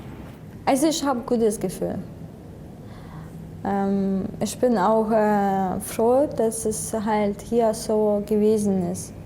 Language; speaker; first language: German; non-native, fluent; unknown